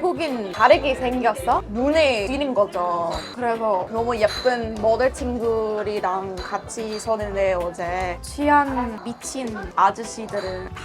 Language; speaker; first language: Korean; non-native, fluent; English